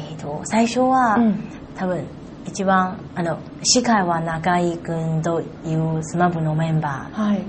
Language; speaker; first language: Japanese; non-native, learner; Chinese